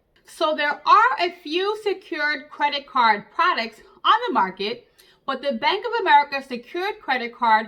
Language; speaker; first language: English; native; English